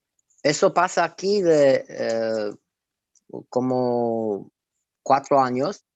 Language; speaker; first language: Spanish; non-native, fluent; Romanian